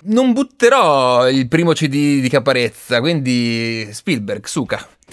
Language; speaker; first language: Italian; native; Italian